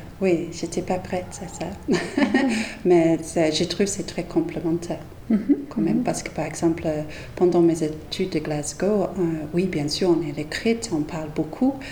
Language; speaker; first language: French; non-native, fluent; English